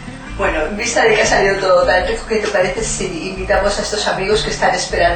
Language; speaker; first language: Spanish; native; Spanish